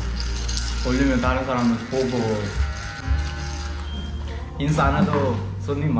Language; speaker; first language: Korean; non-native, fluent; Uzbek